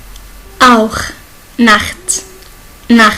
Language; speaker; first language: German; non-native, learner; Arabic